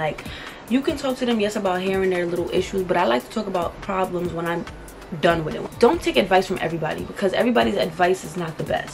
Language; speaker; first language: English; native; English